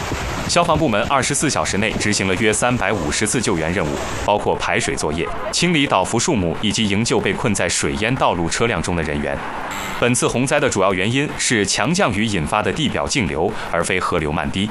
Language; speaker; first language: Chinese; native; Chinese